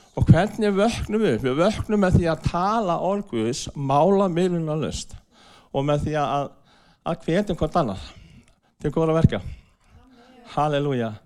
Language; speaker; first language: Icelandic; non-native, fluent; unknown